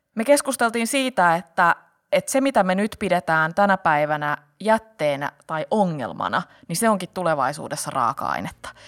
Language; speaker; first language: Finnish; native; Finnish